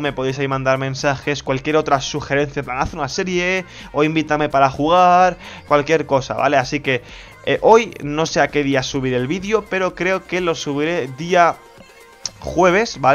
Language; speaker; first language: Spanish; native; Spanish